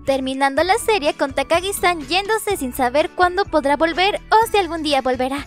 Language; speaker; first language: Spanish; native; Spanish